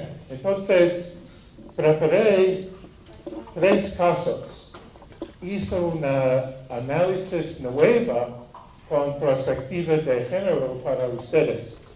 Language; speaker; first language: Spanish; non-native, learner; English